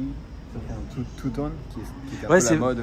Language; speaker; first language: French; non-native, fluent; Japanese